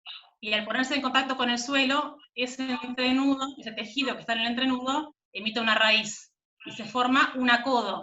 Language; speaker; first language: Spanish; native; Spanish